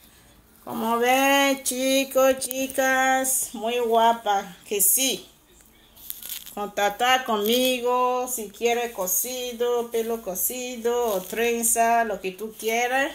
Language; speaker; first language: Spanish; non-native, learner; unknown